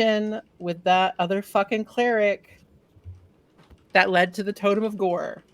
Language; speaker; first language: English; native; English